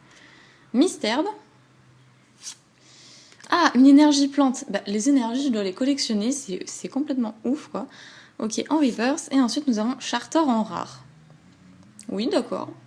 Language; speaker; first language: French; native; French